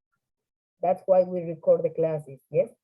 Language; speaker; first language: English; non-native, fluent; Spanish